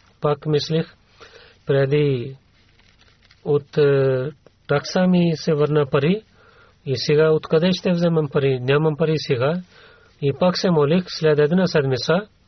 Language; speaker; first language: Bulgarian; non-native, learner; Urdu